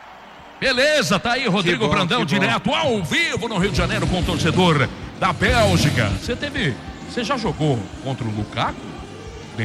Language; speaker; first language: Portuguese; native; Portuguese